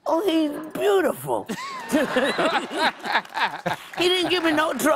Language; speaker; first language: English; native; English